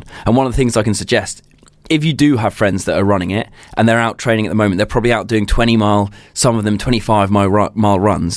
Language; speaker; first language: English; native; English